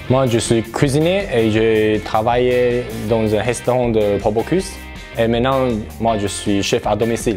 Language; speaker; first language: French; non-native, fluent; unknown